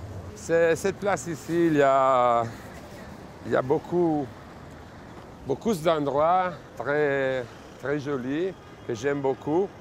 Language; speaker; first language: French; non-native, fluent; Italian